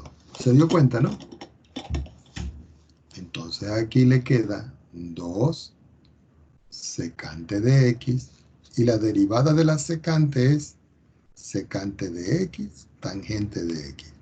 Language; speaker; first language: Spanish; native; Spanish